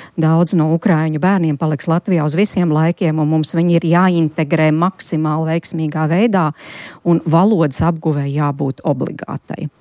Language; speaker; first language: Latvian; native; Latvian